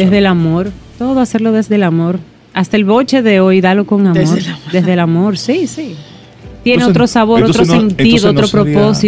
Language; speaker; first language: Spanish; native; Spanish